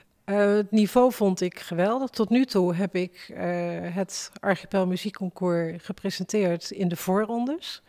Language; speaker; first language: Dutch; native; Dutch